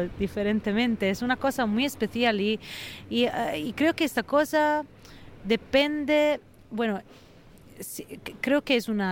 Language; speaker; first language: Spanish; non-native, fluent; Italian